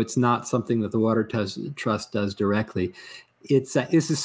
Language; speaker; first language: English; native; English